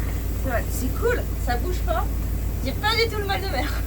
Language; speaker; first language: French; native; French